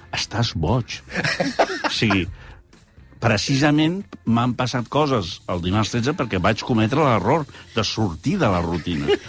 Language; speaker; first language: Catalan; early bilingual, heritage; Catalan